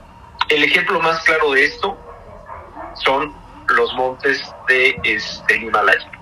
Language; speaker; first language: Spanish; native; Spanish